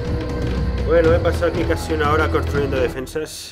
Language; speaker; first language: Spanish; native; Spanish